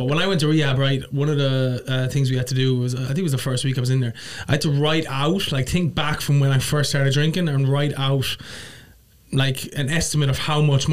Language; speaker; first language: English; native; English